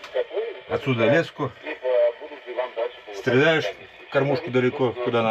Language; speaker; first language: Russian; native; Russian